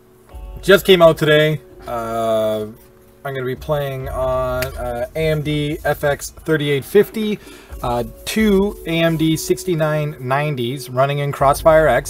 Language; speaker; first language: English; native; English